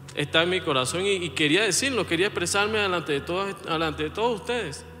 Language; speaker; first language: Spanish; native; Spanish